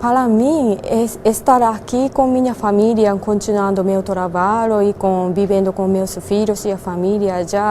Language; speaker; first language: Portuguese; non-native, fluent; Japanese